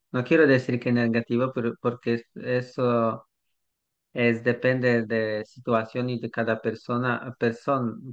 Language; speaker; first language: Spanish; non-native, learner; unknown